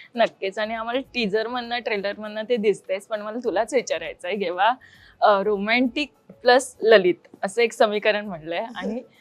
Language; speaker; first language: Marathi; native; Marathi